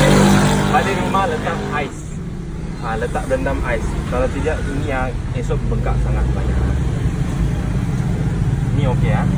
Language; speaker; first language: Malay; non-native, local second language; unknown